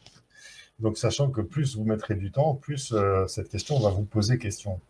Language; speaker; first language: French; native; French